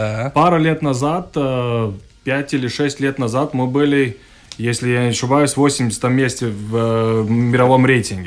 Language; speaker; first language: Russian; non-native, local second language; Latvian